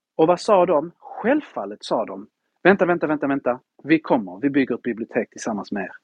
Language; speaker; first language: Swedish; early bilingual, heritage; Spanish